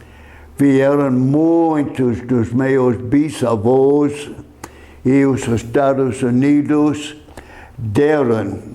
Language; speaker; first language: Portuguese; non-native, fluent; English